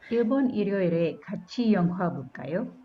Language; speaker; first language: Korean; non-native, learner; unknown